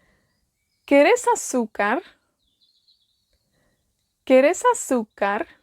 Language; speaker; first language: Spanish; non-native, fluent; Welsh